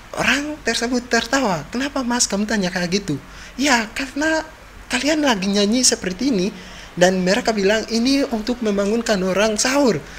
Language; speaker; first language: Indonesian; non-native, fluent; Ganda